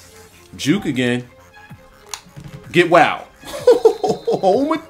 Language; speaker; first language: English; native; English